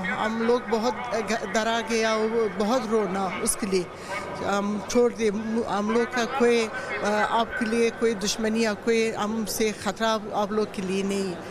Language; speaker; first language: Hindi; non-native, learner; Persian